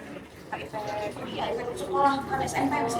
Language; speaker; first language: Indonesian; native; Indonesian